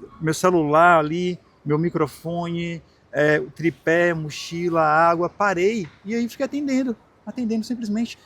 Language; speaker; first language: Portuguese; native; Portuguese